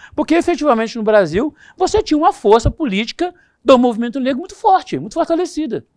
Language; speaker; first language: Portuguese; native; Portuguese